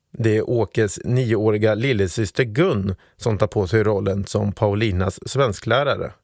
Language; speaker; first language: Swedish; native; Swedish